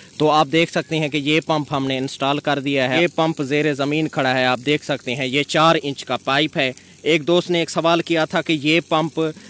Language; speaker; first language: Urdu; non-native, local second language; Sindhi